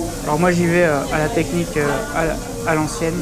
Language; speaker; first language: French; native; French